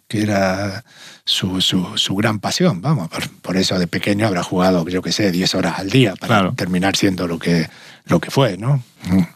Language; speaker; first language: Spanish; native; Spanish